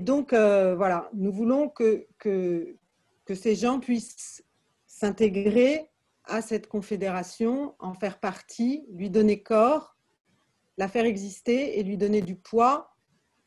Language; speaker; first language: French; native; French